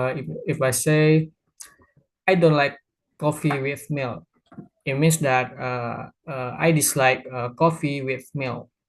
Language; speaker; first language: English; non-native, learner; Indonesian